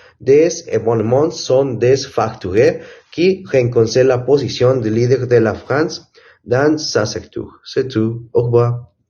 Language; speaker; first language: French; non-native, learner; Spanish